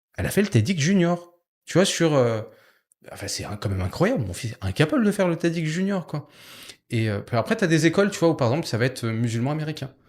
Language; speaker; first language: French; native; French